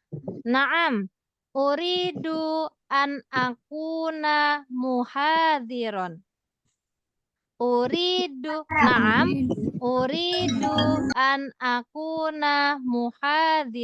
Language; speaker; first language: Arabic; non-native, fluent; Indonesian